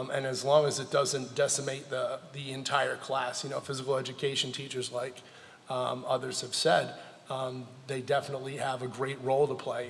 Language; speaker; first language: English; native; English